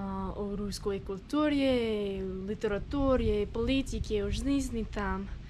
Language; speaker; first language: Russian; non-native, learner; English